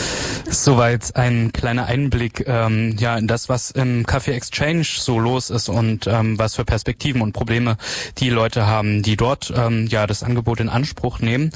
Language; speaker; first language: German; native; German